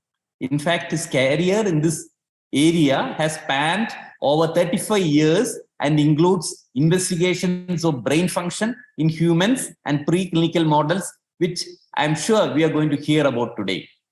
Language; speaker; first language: English; non-native, local second language; Malayalam